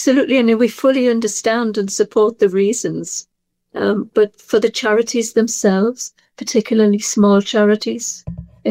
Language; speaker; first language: English; native; English